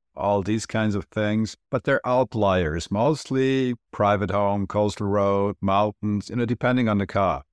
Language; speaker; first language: English; non-native, fluent; Turkish